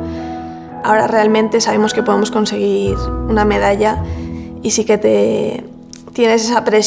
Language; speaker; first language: Spanish; native; Spanish